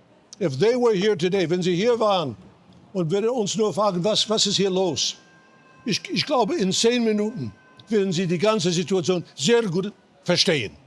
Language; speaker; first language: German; non-native, fluent; English